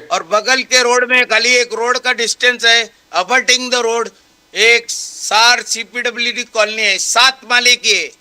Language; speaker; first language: Hindi; non-native, local second language; Marathi